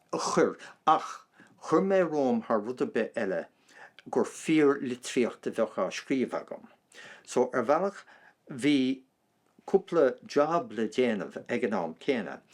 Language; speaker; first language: Irish; non-native, local second language; English